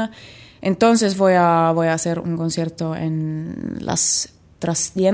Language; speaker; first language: Spanish; non-native, learner; Finnish